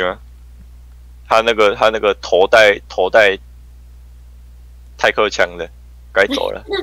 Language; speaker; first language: Chinese; native; Chinese